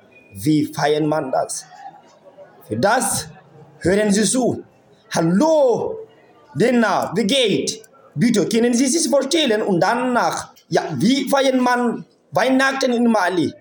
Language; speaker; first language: German; non-native, learner; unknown